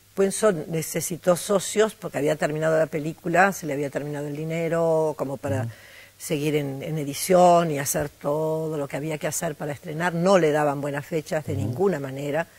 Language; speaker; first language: Spanish; native; Spanish